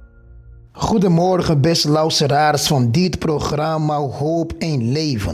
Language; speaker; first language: Dutch; non-native, fluent; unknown